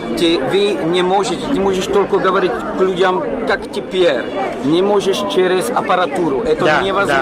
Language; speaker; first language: Russian; non-native, learner; Czech